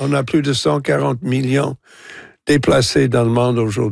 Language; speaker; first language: French; non-native, local second language; English